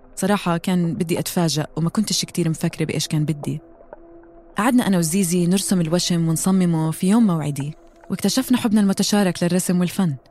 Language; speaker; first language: Arabic; native; Arabic